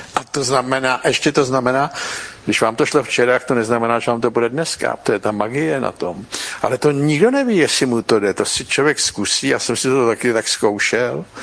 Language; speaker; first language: Czech; native; Czech